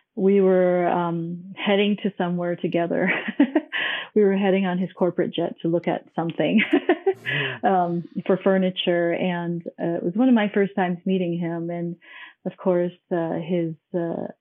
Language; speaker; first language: English; non-native, local second language; Cantonese